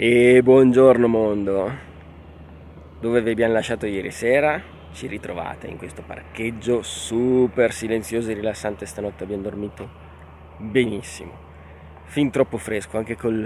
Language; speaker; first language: Italian; native; Italian